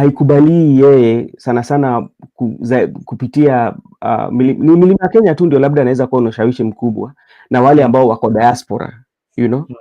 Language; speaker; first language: Swahili; non-native, local second language; Luo (Kenya and Tanzania)